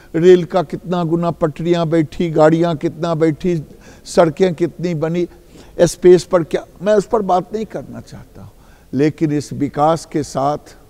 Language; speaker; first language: Hindi; native; Hindi